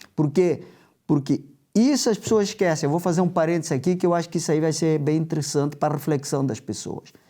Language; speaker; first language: Portuguese; native; Portuguese